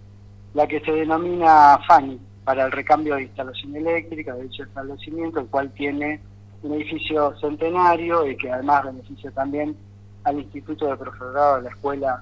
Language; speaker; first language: Spanish; native; Spanish